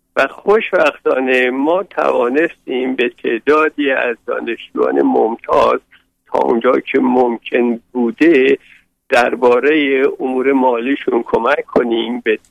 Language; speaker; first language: Persian; native; Persian